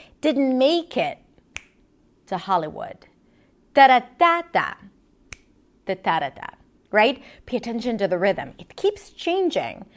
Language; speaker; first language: English; non-native, fluent; Hebrew